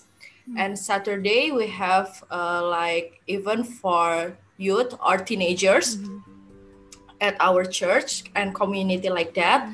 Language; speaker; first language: English; non-native, learner; Indonesian